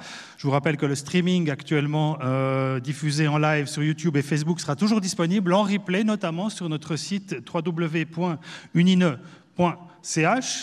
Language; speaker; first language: French; native; French